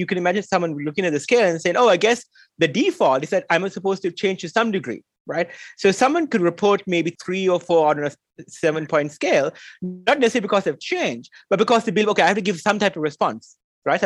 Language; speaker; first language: English; non-native, local second language; Sinhala